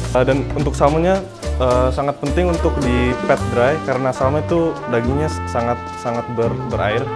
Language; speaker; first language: Indonesian; early bilingual, heritage; Indonesian